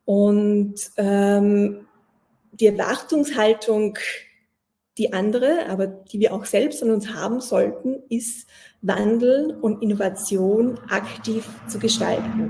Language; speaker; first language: German; native; German